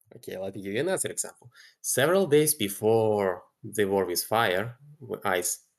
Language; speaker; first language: English; non-native, fluent; Russian